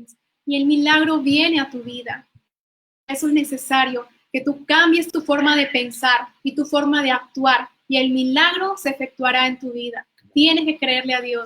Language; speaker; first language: Spanish; native; Spanish